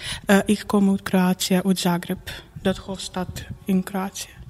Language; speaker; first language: Dutch; non-native, learner; Croatian